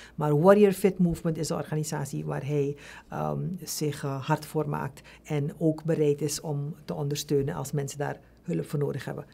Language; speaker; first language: Dutch; native; Dutch